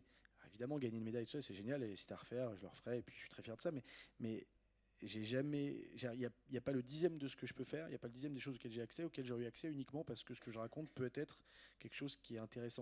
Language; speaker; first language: French; native; French